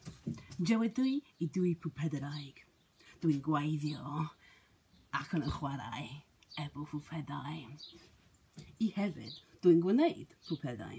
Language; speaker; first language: Welsh; non-native, learner; English